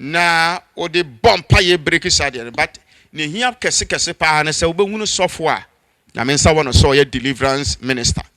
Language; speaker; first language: English; non-native, local second language; Akan